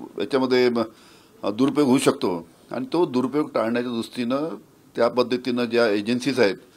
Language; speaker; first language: Marathi; native; Marathi